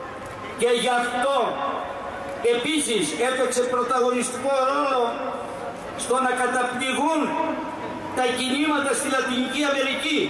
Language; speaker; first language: Greek; native; Greek